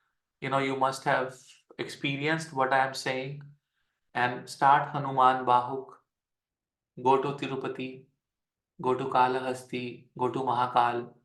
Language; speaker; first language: English; non-native, local second language; Hindi